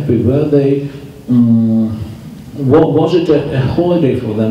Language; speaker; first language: English; non-native, fluent; Slovak